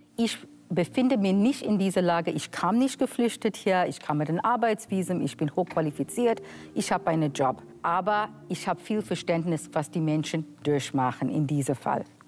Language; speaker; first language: German; non-native, fluent; English